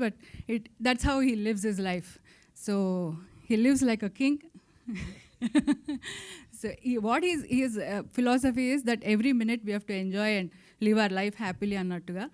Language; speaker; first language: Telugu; non-native, local second language; Kannada